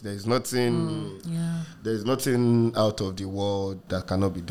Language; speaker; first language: English; non-native, local second language; Yoruba